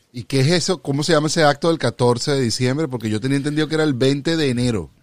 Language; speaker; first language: Spanish; native; Spanish